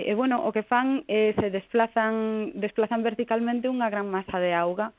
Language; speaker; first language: Galician; non-native, local second language; Spanish